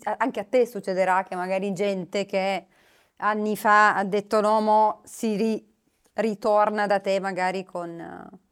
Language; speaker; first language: Italian; non-native, fluent; Romanian